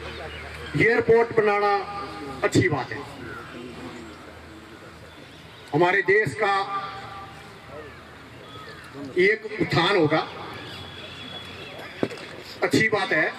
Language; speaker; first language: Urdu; non-native, local second language; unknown